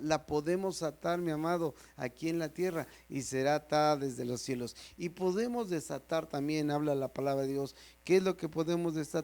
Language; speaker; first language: Spanish; native; Spanish